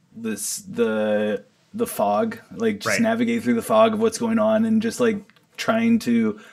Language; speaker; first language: English; native; English